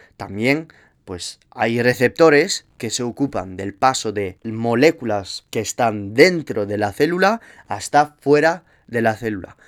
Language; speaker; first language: Spanish; early bilingual, heritage; Spanish